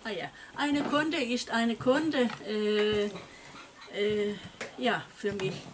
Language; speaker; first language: German; non-native, learner; Danish